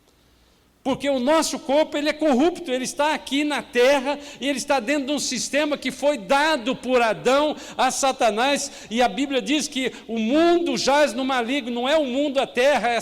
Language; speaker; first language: Portuguese; native; Portuguese